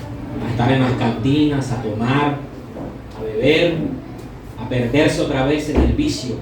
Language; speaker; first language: Spanish; native; Spanish